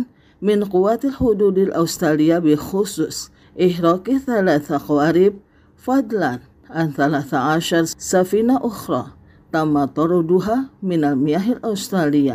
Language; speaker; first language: Arabic; non-native, fluent; Indonesian